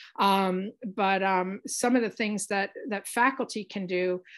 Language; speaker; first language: English; early bilingual, other home language; Spanish